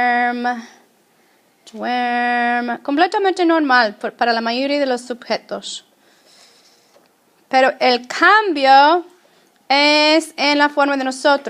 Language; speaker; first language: Spanish; non-native, fluent; English